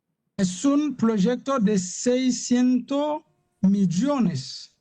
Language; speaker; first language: Spanish; non-native, fluent; Haitian Creole